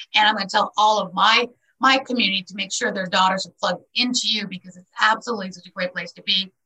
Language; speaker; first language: English; native; English